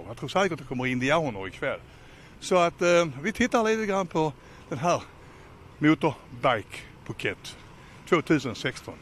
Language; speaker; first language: Swedish; native; Swedish